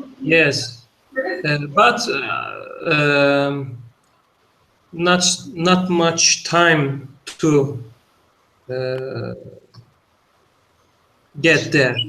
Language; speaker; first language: English; non-native, learner; Turkish